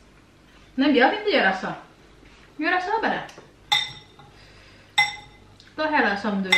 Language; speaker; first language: Swedish; non-native, learner; Indonesian